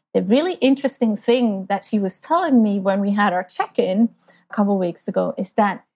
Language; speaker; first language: English; non-native, fluent; German